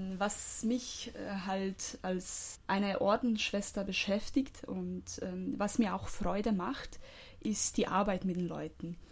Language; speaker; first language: German; non-native, fluent; Croatian